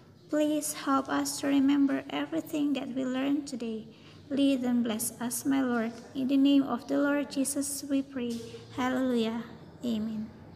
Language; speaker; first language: English; non-native, fluent; Indonesian